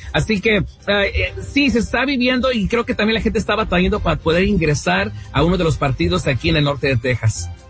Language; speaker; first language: Spanish; early bilingual, heritage; Spanish